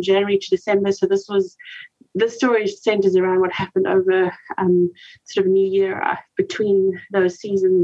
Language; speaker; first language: English; native; English